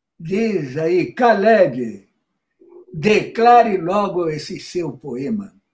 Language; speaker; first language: Portuguese; native; Portuguese